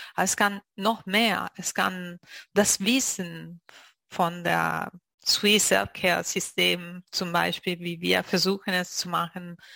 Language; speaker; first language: German; non-native, fluent; Italian